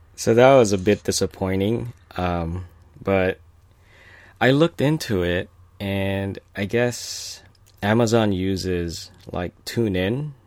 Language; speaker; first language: English; early bilingual, other home language; Filipino